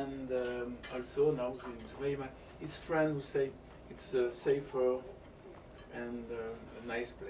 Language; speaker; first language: English; non-native, fluent; French